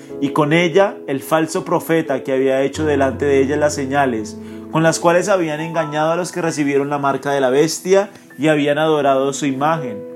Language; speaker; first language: Spanish; native; Spanish